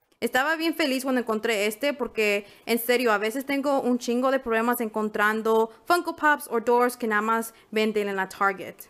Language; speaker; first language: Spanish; early bilingual, heritage; Spanish